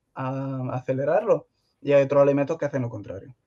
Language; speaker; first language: Spanish; native; Spanish